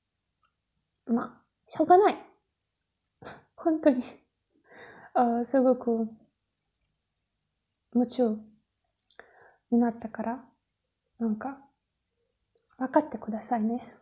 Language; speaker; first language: Japanese; non-native, learner; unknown